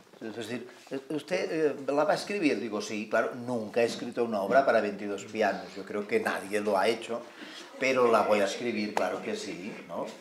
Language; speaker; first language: Spanish; non-native, local second language; Catalan